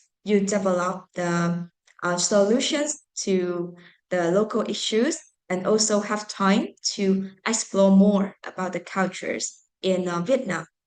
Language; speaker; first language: English; non-native, fluent; Vietnamese